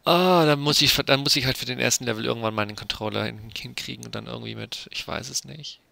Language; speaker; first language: German; native; German